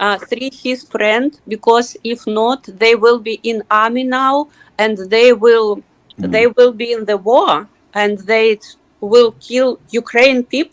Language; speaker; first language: English; non-native, learner; Russian